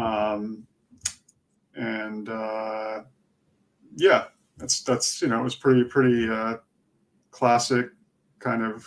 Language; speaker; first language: English; native; English